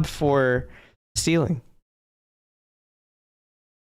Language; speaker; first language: English; native; English